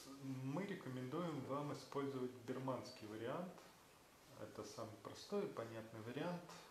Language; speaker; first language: Russian; native; Russian